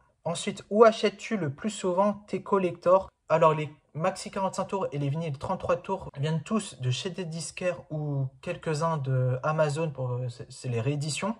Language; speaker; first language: French; native; French